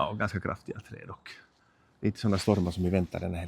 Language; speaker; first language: Swedish; native; Swedish